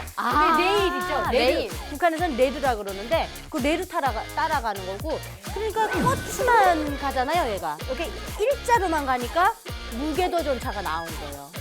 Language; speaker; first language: Korean; native; Korean